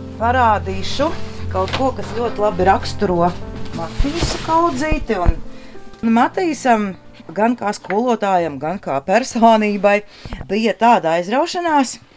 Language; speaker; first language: Latvian; native; Latvian